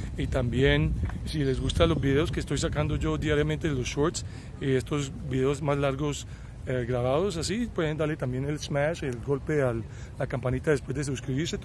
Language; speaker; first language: Spanish; early bilingual, heritage; Spanish